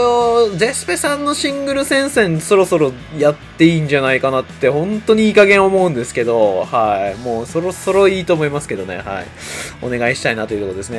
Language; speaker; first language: Japanese; native; Japanese